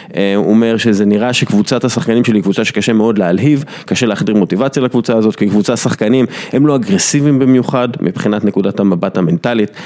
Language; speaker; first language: Hebrew; native; Hebrew